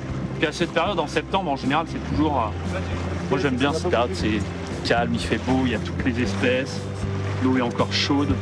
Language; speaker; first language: French; native; French